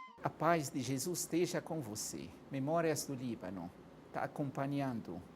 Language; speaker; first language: Portuguese; non-native, fluent; Arabic